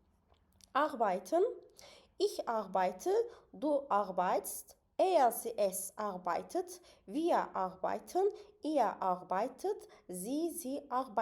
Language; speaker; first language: German; non-native, fluent; Azerbaijani